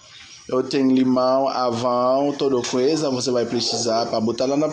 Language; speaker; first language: Portuguese; non-native, learner; Haitian Creole